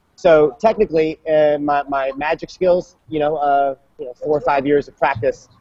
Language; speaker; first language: English; native; English